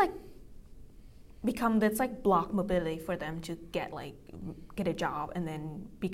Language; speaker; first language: English; non-native, fluent; Vietnamese